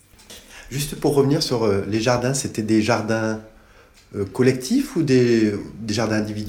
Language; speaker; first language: French; native; French